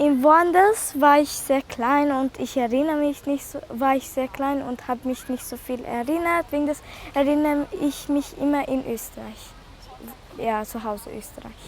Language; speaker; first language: German; early bilingual, other home language; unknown